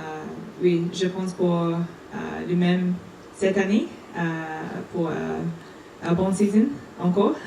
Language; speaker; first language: French; non-native, learner; English